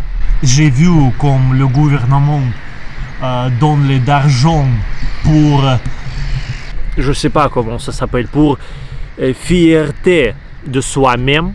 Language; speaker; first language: French; non-native, learner; Russian